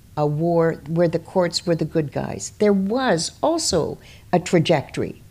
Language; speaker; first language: English; native; English